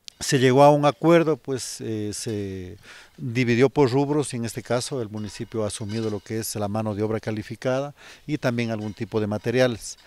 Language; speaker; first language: Spanish; native; Spanish